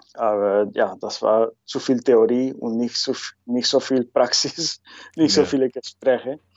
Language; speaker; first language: German; non-native, fluent; Spanish